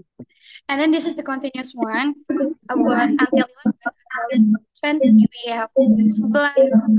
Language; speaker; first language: English; non-native, learner; Indonesian